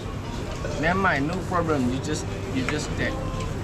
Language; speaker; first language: English; non-native, local second language; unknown